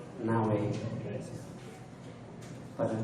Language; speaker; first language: Portuguese; non-native, fluent; Spanish